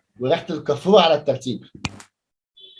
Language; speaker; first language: Arabic; native; Arabic